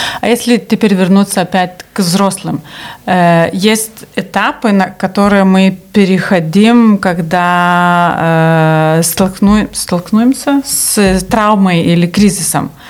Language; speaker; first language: Russian; non-native, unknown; Lithuanian